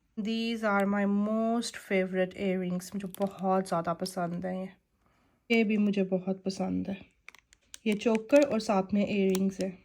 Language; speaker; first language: Urdu; native; Urdu